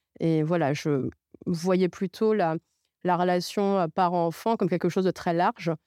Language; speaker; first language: French; non-native, local second language; Arabic